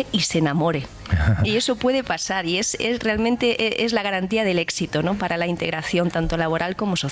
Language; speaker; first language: Spanish; native; Spanish